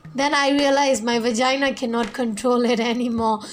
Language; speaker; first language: English; non-native, fluent; Burmese